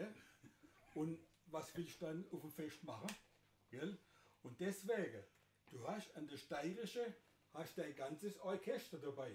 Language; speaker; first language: German; native; German